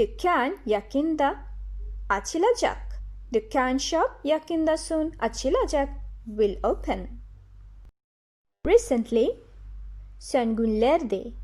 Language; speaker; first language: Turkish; non-native, fluent; Bangla